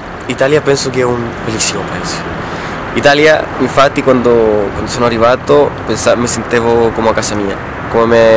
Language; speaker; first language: Italian; non-native, fluent; Spanish